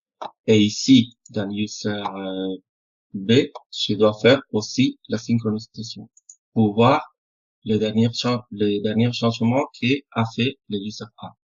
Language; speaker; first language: French; non-native, fluent; Spanish